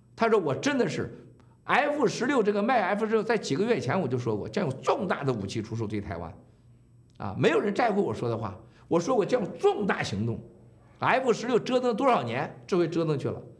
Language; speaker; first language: Chinese; native; Chinese